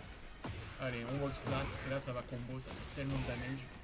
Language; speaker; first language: French; native; French